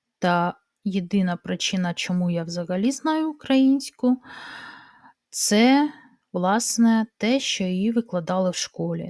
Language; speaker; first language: Ukrainian; non-native, local second language; Russian